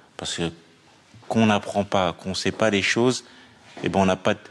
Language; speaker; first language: French; native; French